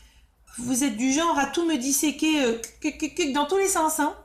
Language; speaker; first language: French; native; French